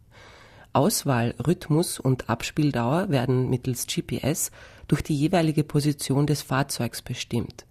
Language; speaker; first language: German; native; German